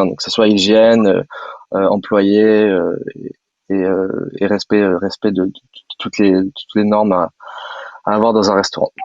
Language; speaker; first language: French; native; French